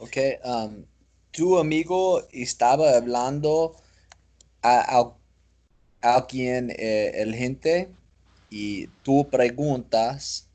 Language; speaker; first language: Spanish; non-native, learner; English